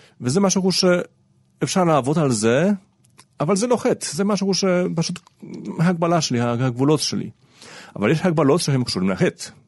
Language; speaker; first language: Hebrew; non-native, fluent; Polish